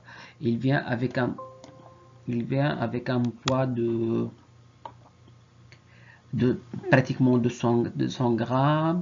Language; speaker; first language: French; non-native, fluent; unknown